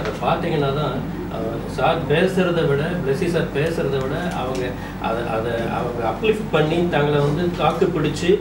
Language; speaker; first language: Tamil; native; Tamil